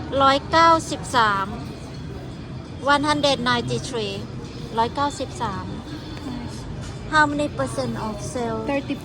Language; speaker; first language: English; non-native, learner; Thai